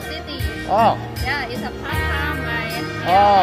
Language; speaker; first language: English; non-native, learner; Thai